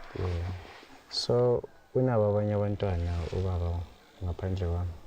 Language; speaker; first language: Zulu; native; Zulu